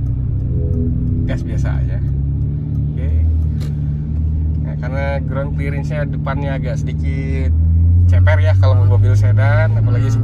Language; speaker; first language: Indonesian; native; Indonesian